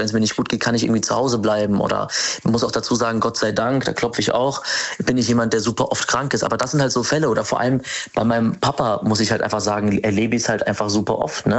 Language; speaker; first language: German; native; German